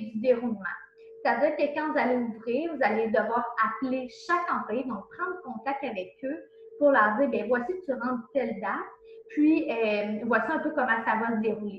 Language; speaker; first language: French; native; French